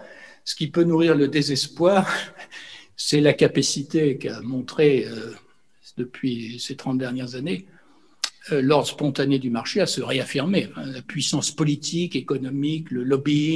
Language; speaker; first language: French; native; French